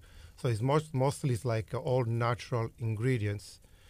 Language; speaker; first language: English; non-native, fluent; Italian